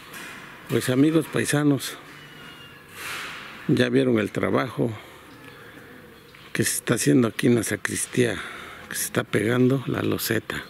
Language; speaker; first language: Spanish; native; Spanish